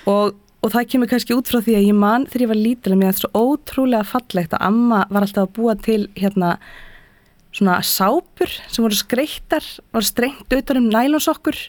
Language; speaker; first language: Icelandic; native; Icelandic